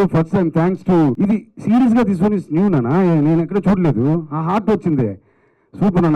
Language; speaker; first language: Telugu; non-native, fluent; Tamil